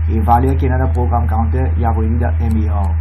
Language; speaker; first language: French; non-native, local second language; Morisyen